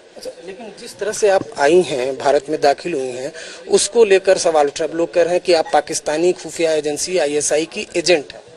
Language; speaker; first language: Hindi; native; Hindi